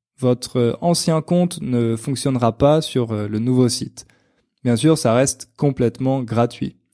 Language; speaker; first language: French; native; French